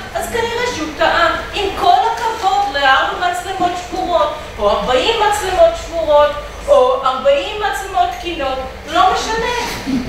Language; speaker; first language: Hebrew; non-native, fluent; English